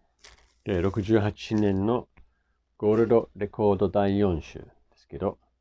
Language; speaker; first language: Japanese; non-native, fluent; English